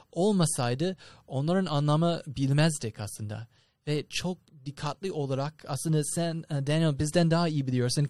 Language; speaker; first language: Turkish; non-native, fluent; English